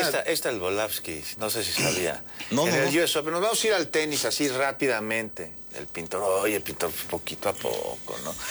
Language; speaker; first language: Spanish; native; Spanish